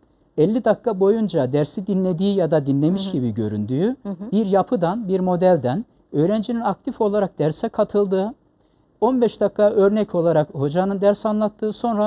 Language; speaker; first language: Turkish; native; Turkish